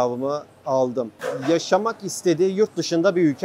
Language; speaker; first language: Turkish; native; Turkish